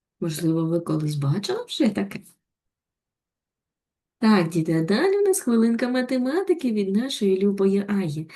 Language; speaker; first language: Ukrainian; native; Ukrainian